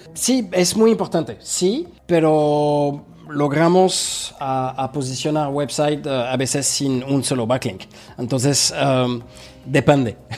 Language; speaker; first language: Spanish; non-native, fluent; French